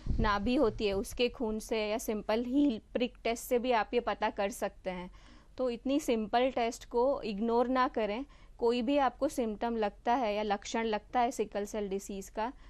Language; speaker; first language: Hindi; non-native, local second language; Gujarati